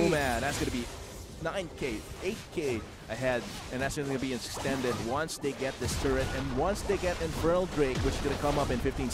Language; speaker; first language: English; non-native, local second language; Filipino